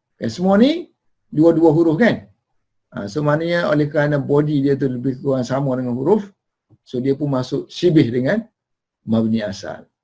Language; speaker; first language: Malay; native; Malay